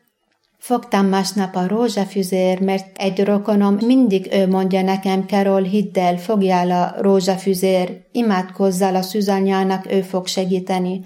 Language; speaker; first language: Hungarian; non-native, learner; Arabic